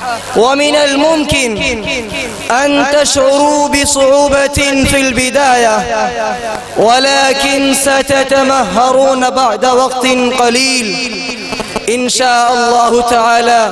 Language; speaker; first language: Arabic; non-native, learner; Urdu